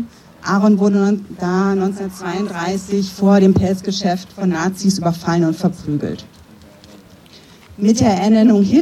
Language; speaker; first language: German; native; German